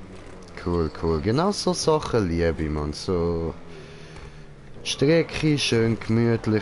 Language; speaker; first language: German; native; German